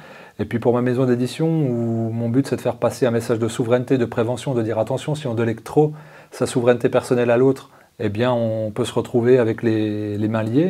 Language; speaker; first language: French; native; French